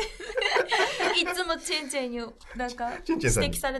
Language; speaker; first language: Japanese; non-native, fluent; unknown